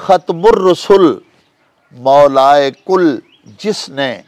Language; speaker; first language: Urdu; non-native, local second language; Punjabi